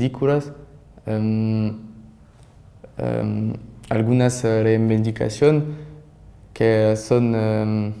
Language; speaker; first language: Spanish; non-native, learner; French